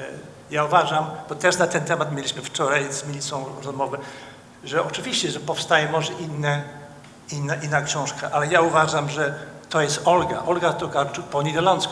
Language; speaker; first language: Polish; non-native, fluent; Dutch